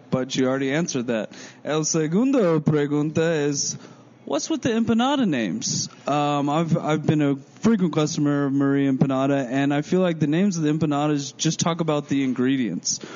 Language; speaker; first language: English; native; English